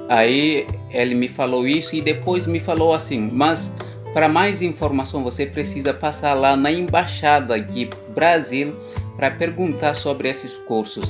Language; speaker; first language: Portuguese; non-native, local second language; Upper Guinea Crioulo